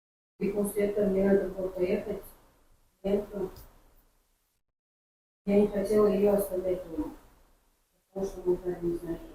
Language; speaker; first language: Russian; non-native, local second language; Kyrgyz